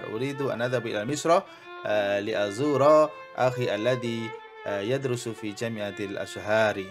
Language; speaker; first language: Arabic; non-native, fluent; Indonesian